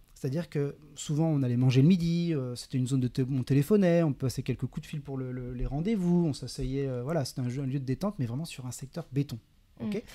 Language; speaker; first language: French; native; French